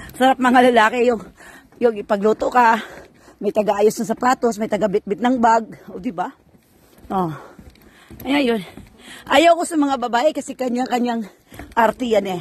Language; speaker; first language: Filipino; non-native, local second language; Cebuano